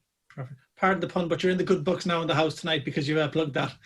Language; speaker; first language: English; native; English